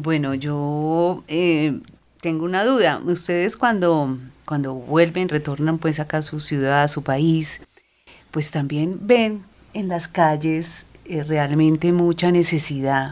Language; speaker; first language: Spanish; native; Spanish